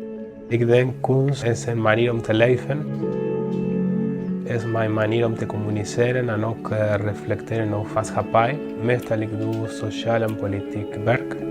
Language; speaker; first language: Dutch; non-native, learner; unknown